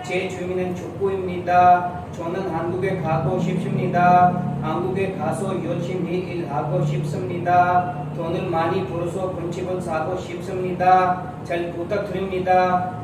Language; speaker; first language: Korean; non-native, learner; Urdu